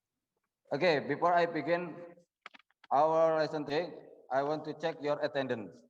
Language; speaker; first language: English; non-native, learner; Indonesian